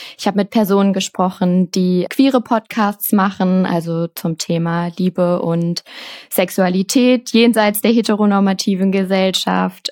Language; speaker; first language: German; native; German